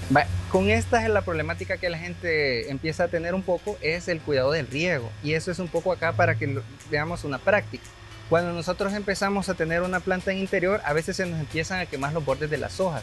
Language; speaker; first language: Spanish; native; Spanish